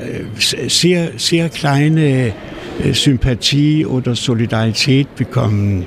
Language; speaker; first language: German; non-native, fluent; Danish